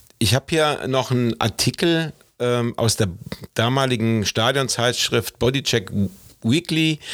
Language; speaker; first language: German; native; German